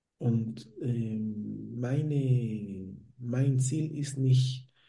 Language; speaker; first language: German; non-native, fluent; Spanish